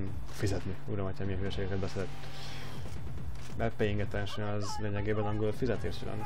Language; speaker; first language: Hungarian; native; Hungarian